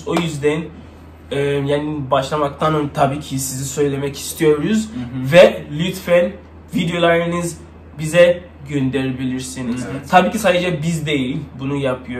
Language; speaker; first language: Turkish; non-native, learner; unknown